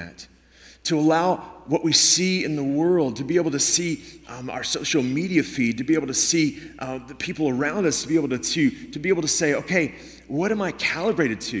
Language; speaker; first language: English; native; English